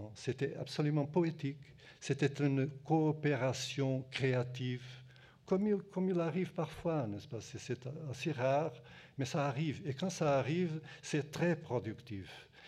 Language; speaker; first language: French; non-native, fluent; Portuguese